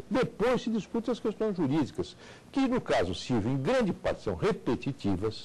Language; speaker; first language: Portuguese; native; Portuguese